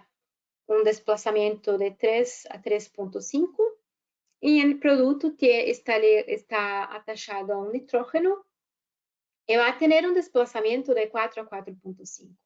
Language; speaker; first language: Spanish; non-native, fluent; Portuguese